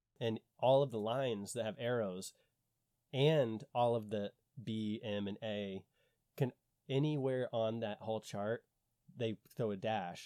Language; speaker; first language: English; native; English